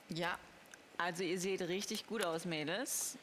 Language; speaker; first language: German; native; German